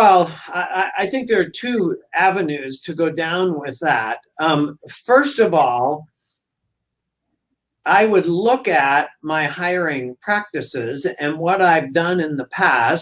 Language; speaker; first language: English; native; English